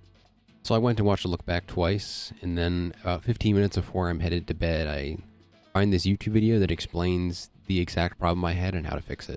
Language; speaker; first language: English; native; English